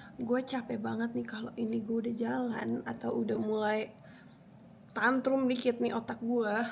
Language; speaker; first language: Indonesian; early bilingual, other home language; Spanish